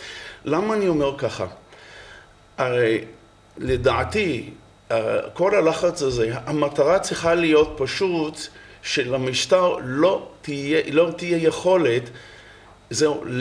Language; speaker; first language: Hebrew; non-native, fluent; English